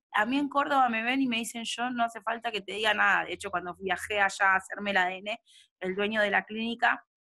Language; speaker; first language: Spanish; native; Spanish